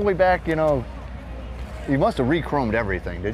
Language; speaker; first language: English; native; English